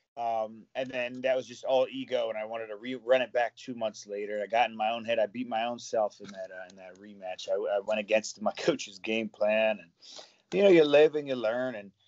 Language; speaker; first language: English; native; English